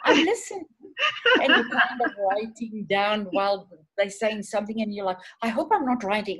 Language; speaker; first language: English; non-native, fluent; Portuguese